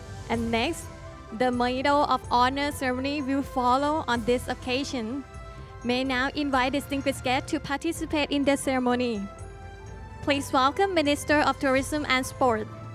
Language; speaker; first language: English; non-native, fluent; Thai